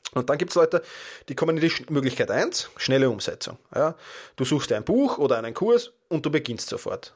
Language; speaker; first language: German; native; German